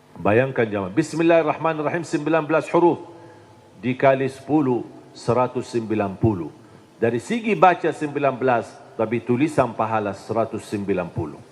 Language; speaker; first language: Indonesian; non-native, fluent; Arabic